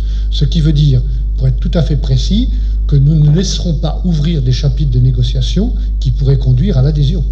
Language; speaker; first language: French; native; French